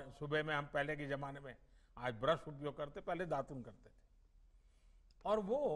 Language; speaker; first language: Hindi; non-native, local second language; Gujarati